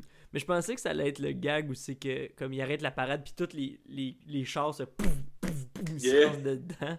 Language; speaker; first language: French; native; French